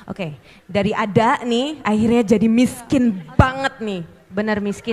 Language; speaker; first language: Indonesian; native; Indonesian